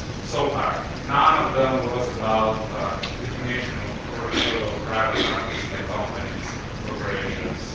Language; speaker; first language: English; non-native, fluent; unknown